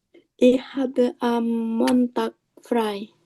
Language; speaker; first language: German; non-native, learner; Indonesian